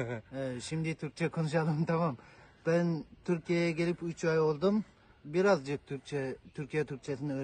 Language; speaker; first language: Turkish; non-native, learner; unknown